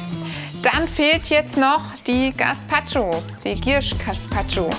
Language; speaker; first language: German; native; German